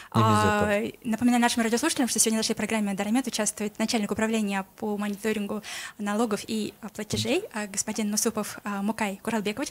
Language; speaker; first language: Russian; non-native, local second language; Kyrgyz